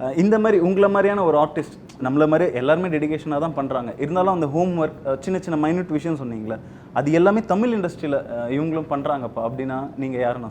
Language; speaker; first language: Tamil; native; Tamil